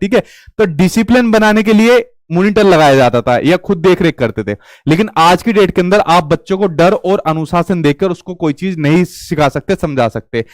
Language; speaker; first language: Hindi; native; Hindi